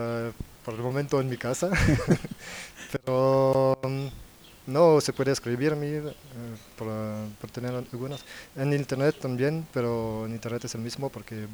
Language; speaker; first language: Spanish; non-native, learner; French